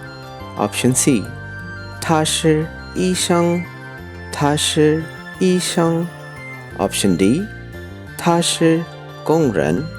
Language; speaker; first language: Chinese; non-native, fluent; Urdu